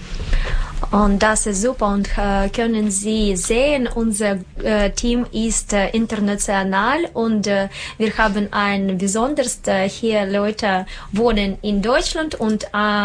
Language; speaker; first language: German; non-native, learner; Russian